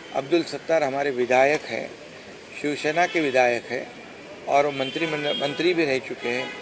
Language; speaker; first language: Hindi; non-native, local second language; Marathi